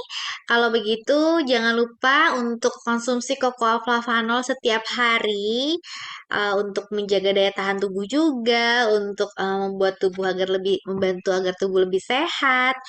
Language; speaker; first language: Indonesian; native; Indonesian